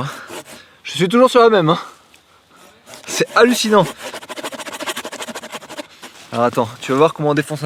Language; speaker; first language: French; native; French